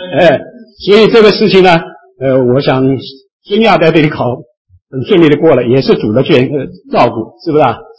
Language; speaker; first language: Chinese; native; Chinese